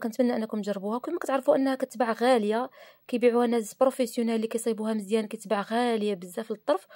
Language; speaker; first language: Arabic; native; Arabic